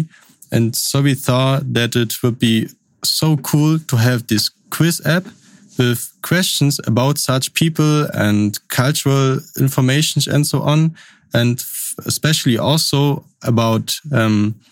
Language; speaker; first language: English; non-native, fluent; Upper Sorbian